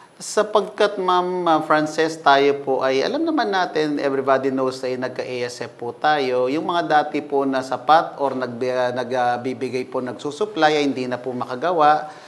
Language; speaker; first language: Filipino; native; Filipino